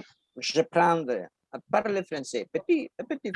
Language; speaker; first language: French; non-native, learner; Spanish